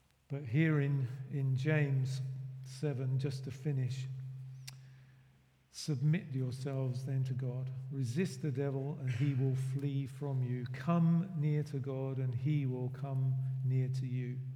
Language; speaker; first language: English; native; English